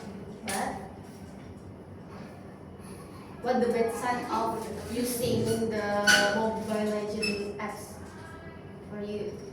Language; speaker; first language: English; non-native, fluent; Indonesian